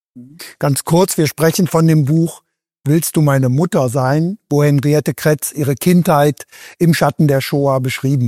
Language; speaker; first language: German; native; German